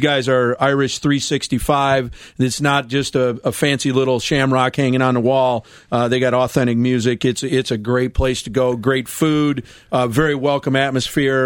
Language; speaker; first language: English; native; English